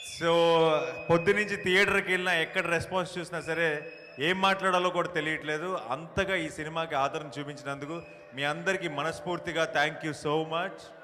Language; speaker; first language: Telugu; native; Telugu